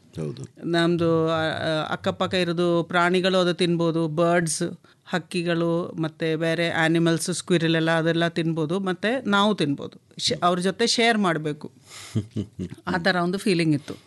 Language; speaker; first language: Kannada; non-native, local second language; Malayalam